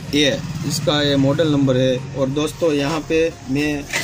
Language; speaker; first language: Hindi; non-native, local second language; Gujarati